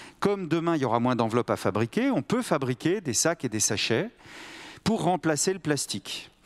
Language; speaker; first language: French; native; French